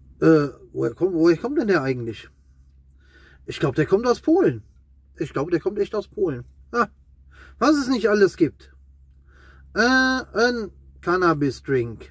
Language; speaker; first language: German; native; German